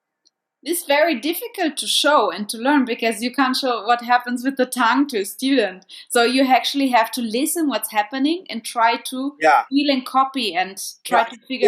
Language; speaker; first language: English; non-native, fluent; German